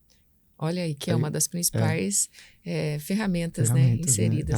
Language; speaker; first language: Portuguese; native; Portuguese